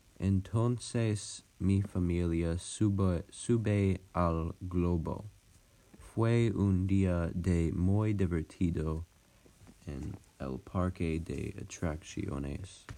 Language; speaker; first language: Spanish; non-native, learner; English